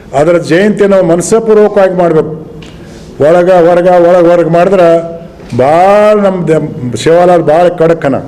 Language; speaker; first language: Kannada; non-native, local second language; Lambadi